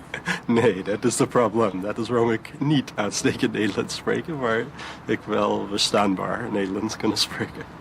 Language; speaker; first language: Dutch; non-native, learner; English